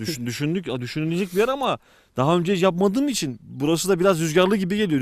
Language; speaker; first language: Turkish; native; Turkish